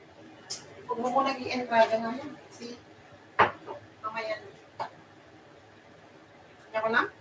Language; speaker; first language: Filipino; native; Filipino